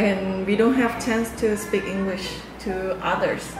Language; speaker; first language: English; non-native, fluent; Korean